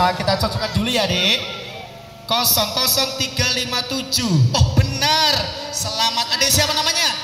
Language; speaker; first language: Indonesian; non-native, local second language; Javanese